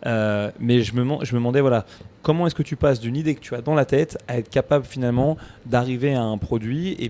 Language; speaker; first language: French; native; French